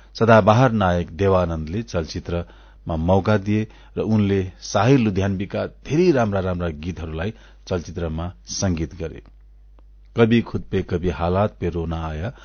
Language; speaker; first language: Nepali; native; Nepali